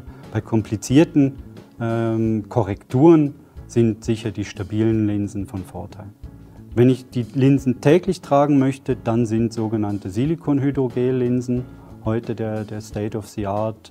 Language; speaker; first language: German; native; German